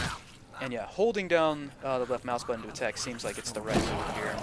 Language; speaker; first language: English; native; English